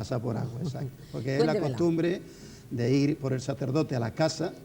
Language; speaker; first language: Spanish; native; Spanish